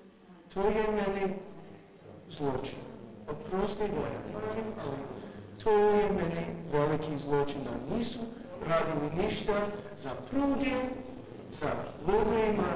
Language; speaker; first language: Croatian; non-native, learner; English